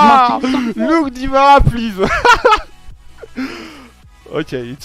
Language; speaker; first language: English; non-native, learner; French